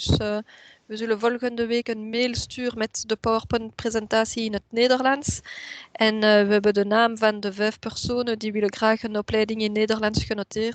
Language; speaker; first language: Dutch; non-native, local second language; French